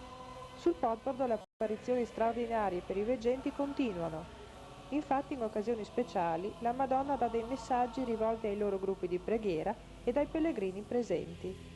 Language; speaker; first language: Italian; native; Italian